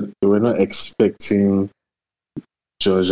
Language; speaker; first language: English; non-native, local second language; Akan